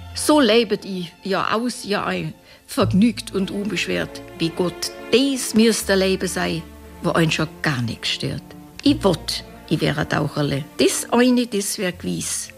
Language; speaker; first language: German; native; German